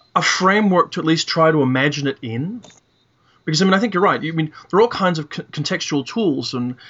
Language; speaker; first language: English; native; English